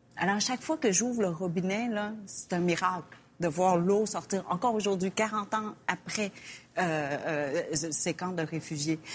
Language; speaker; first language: French; early bilingual, other home language; Vietnamese